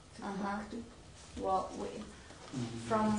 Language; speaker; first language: English; non-native, learner; Russian